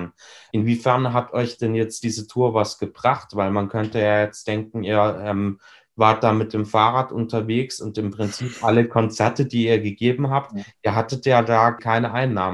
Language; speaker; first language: German; native; German